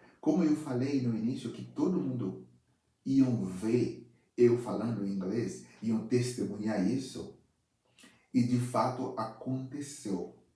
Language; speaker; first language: Portuguese; non-native, fluent; Haitian Creole